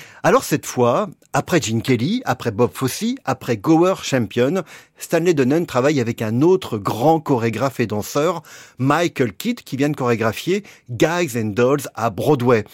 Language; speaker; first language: French; native; French